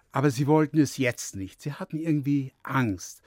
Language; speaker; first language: German; early bilingual, other home language; Yiddish